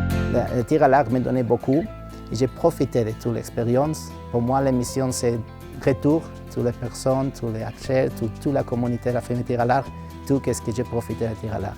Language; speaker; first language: French; non-native, learner; Spanish